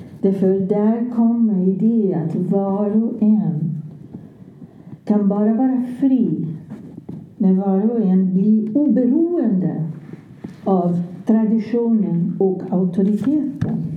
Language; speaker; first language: Swedish; non-native, fluent; Portuguese